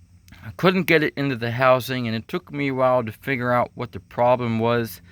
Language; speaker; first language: English; native; English